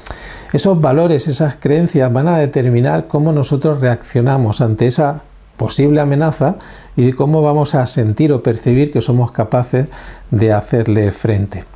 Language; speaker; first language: Spanish; native; Spanish